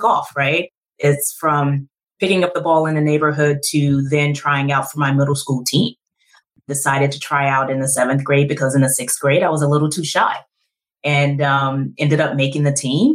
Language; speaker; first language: English; native; English